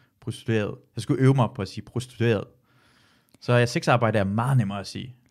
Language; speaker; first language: Danish; early bilingual, other home language; Persian